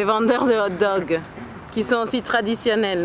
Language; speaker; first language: French; non-native, fluent; Spanish